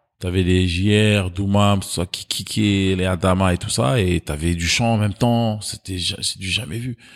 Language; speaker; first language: French; early bilingual, other home language; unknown